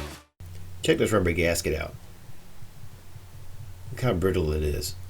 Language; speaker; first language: English; native; English